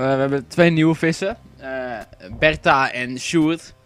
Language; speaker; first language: Dutch; native; Dutch